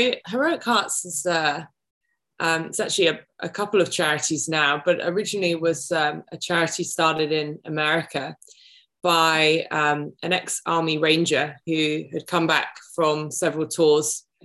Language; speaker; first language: English; native; English